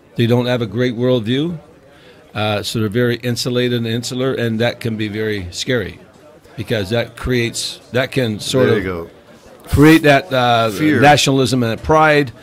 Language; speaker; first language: English; native; English